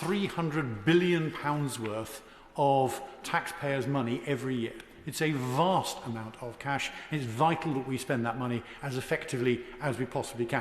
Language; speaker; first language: English; native; English